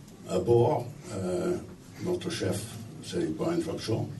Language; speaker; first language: French; non-native, fluent; English